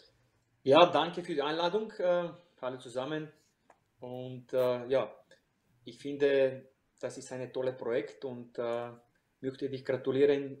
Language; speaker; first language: German; non-native, fluent; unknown